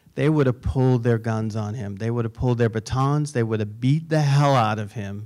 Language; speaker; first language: English; native; English